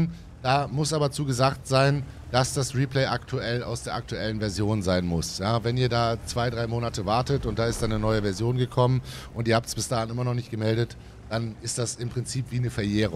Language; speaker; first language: German; native; German